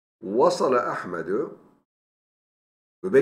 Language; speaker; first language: Arabic; non-native, fluent; Turkish